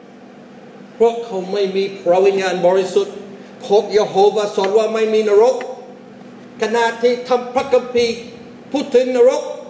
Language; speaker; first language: Thai; non-native, fluent; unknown